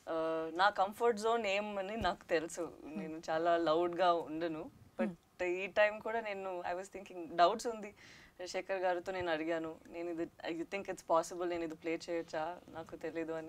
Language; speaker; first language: Telugu; non-native, learner; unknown